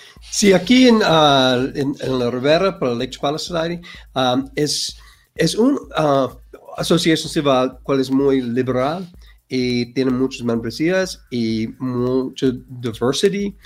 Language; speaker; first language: Spanish; non-native, learner; English